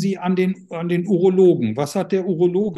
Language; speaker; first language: German; native; German